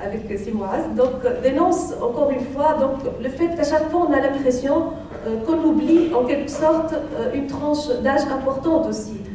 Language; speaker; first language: French; non-native, local second language; Arabic